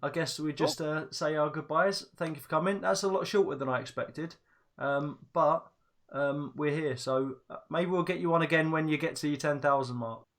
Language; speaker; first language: English; native; English